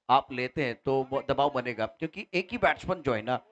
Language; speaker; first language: Hindi; non-native, local second language; Marathi